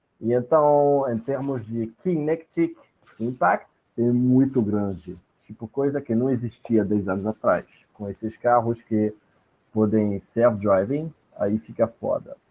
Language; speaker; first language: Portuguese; non-native, fluent; French